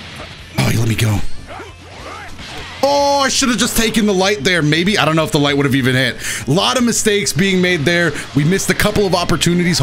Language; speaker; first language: English; native; English